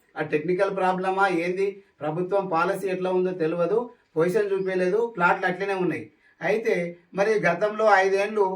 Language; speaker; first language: Telugu; native; Telugu